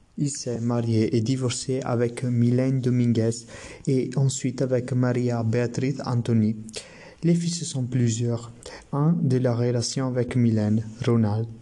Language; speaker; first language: French; non-native, learner; Italian